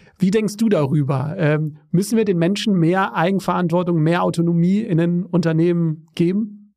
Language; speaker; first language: German; native; German